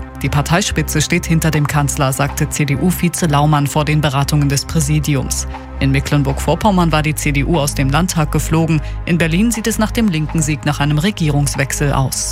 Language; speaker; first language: German; native; German